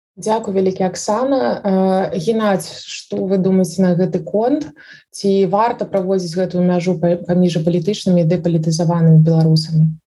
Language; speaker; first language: Belarusian; non-native, local second language; Russian